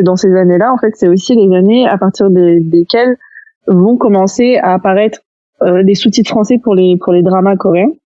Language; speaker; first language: French; native; French